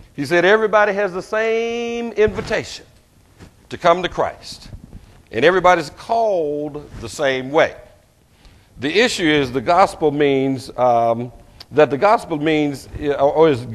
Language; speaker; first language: English; native; English